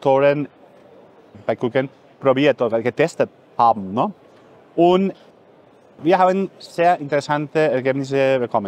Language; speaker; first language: German; non-native, fluent; Spanish